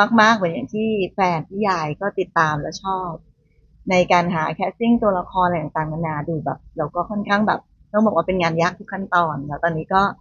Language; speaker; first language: Thai; native; Thai